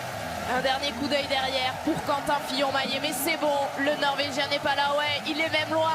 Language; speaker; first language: French; native; French